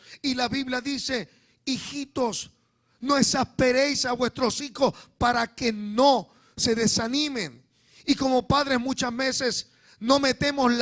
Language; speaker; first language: Spanish; native; Spanish